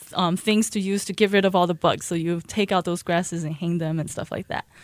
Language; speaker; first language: English; early bilingual, other home language; Chinese